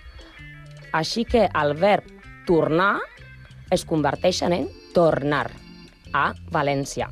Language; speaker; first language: Catalan; non-native, learner; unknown